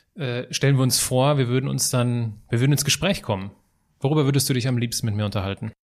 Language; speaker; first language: German; native; German